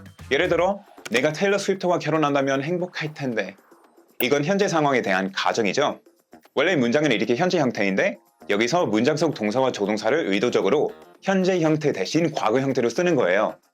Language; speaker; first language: Korean; native; Korean